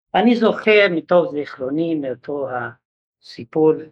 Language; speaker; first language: Hebrew; non-native, fluent; Yiddish